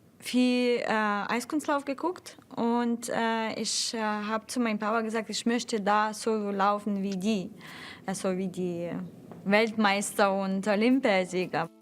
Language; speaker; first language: German; non-native, fluent; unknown